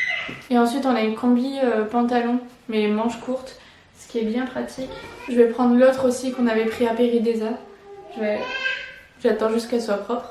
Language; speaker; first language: French; native; French